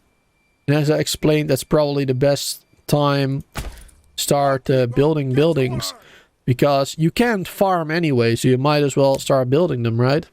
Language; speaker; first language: English; native; English